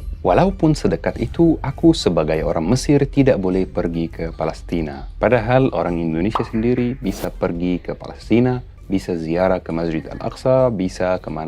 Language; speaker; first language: Indonesian; non-native, fluent; Arabic